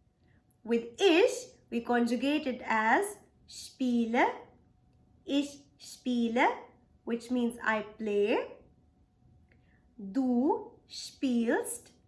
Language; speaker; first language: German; non-native, fluent; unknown